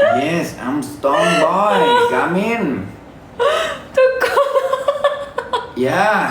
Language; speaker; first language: English; non-native, learner; Thai